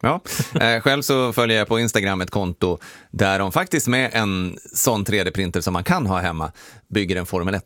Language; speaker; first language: Swedish; native; Swedish